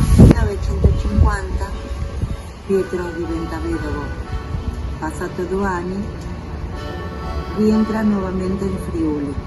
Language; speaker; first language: Italian; early bilingual, heritage; Spanish